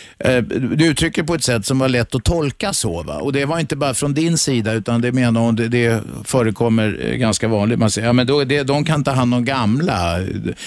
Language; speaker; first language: Swedish; native; Swedish